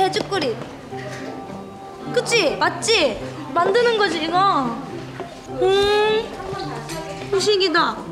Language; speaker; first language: Japanese; non-native, learner; Korean